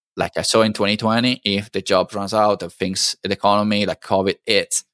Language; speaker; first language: English; non-native, fluent; Italian